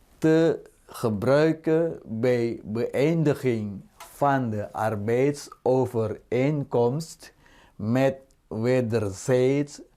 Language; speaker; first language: Dutch; non-native, fluent; Indonesian